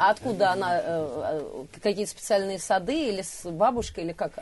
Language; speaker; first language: Russian; native; Russian